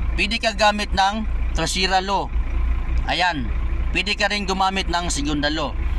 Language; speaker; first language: Filipino; native; Filipino